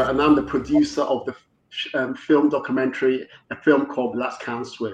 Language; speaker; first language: English; native; English